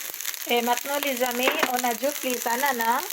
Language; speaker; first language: French; non-native, learner; Filipino